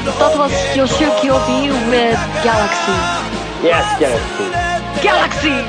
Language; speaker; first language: English; non-native, learner; Japanese